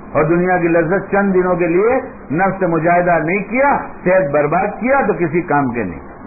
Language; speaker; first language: Urdu; native; Urdu